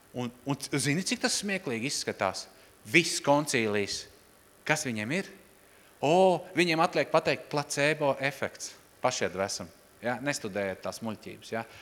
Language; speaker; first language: Latvian; non-native, local second language; Russian